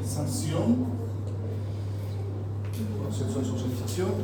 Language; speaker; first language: Spanish; non-native, fluent; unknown